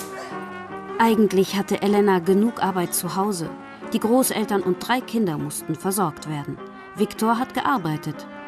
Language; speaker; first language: German; native; German